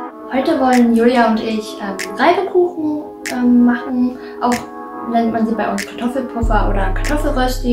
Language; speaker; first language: German; native; German